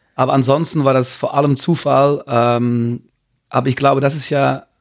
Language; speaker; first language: German; non-native, fluent; Dutch